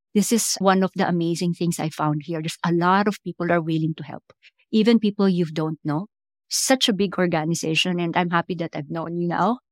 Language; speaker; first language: English; non-native, local second language; Filipino